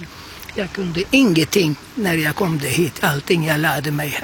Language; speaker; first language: Swedish; non-native, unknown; Turkish